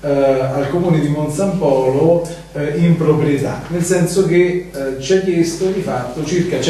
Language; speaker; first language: Italian; native; Italian